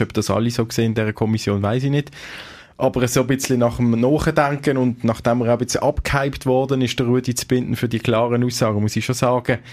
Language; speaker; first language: German; native; German